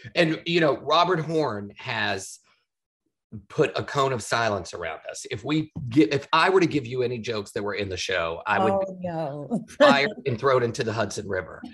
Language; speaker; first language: English; native; English